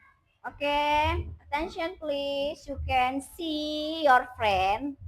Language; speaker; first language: English; non-native, learner; Indonesian